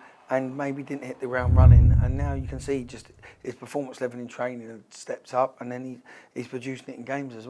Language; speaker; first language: English; native; English